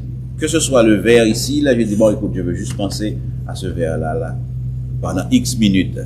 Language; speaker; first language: French; native; French